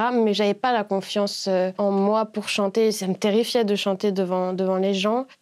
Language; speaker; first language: French; native; French